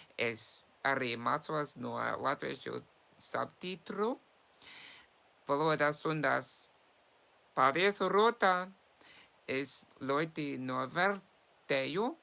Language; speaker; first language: Latvian; early bilingual, heritage; English